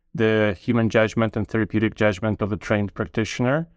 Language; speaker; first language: English; non-native, fluent; Ukrainian